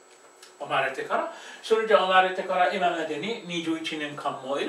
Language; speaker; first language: Japanese; non-native, fluent; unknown